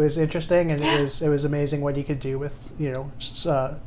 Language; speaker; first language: English; native; English